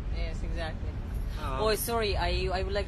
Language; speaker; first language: English; non-native, learner; Russian